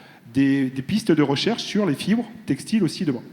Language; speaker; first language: French; native; French